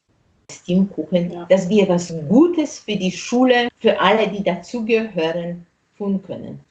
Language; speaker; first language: German; non-native, fluent; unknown